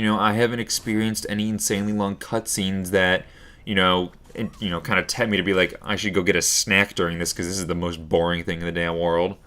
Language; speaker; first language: English; native; English